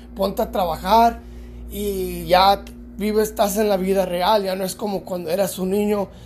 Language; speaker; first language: Spanish; early bilingual, heritage; Spanish